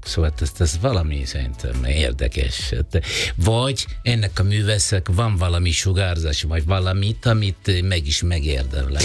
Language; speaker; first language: Hungarian; non-native, fluent; Italian